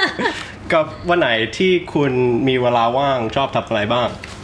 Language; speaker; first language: Thai; early bilingual, heritage; Thai